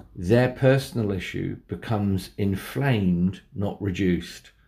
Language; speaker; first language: English; native; English